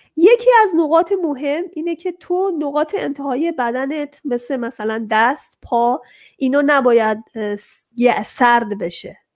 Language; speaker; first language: Persian; early bilingual, heritage; Persian